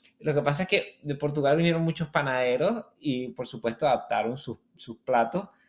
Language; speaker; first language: Spanish; native; Spanish